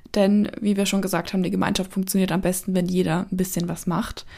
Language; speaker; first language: German; native; German